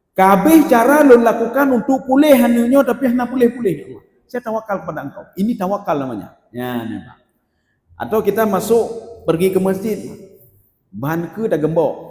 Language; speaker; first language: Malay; non-native, local second language; Achinese